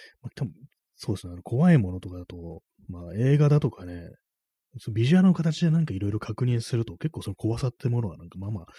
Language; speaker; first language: Japanese; native; Japanese